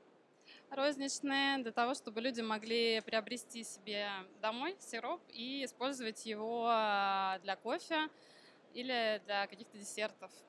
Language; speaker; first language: Russian; native; Russian